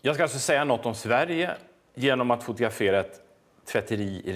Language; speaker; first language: Swedish; native; Swedish